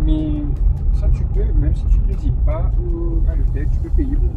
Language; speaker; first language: French; non-native, local second language; Morisyen